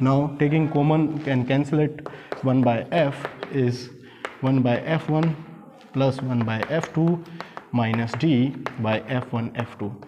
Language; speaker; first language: English; non-native, local second language; Hindi